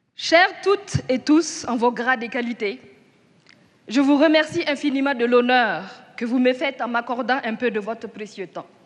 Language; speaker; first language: French; non-native, local second language; Mossi